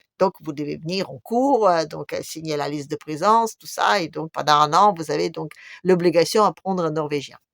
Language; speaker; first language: French; non-native, fluent; Russian